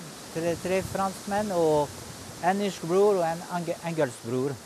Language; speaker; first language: Norwegian; non-native, learner; French